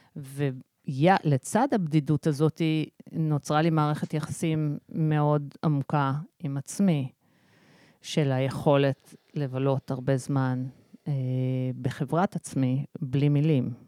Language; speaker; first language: Hebrew; early bilingual, other home language; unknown